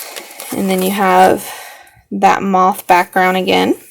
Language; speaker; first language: English; native; English